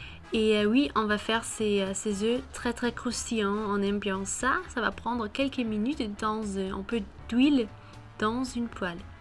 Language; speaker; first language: French; non-native, fluent; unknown